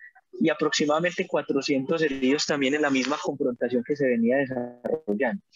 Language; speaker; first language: Spanish; native; Spanish